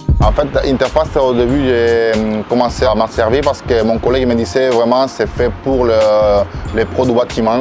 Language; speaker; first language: French; non-native, fluent; Spanish